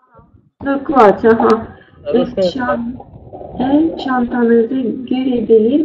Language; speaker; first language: Turkish; non-native, learner; Russian